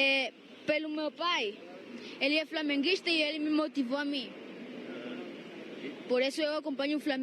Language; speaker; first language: Portuguese; early bilingual, heritage; Portuguese